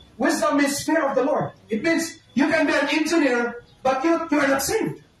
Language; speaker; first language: English; non-native, local second language; Filipino